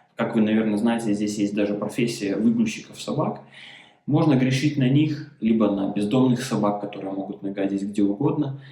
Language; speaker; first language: Russian; native; Russian